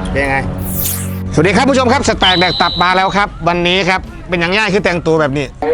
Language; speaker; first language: Thai; native; Thai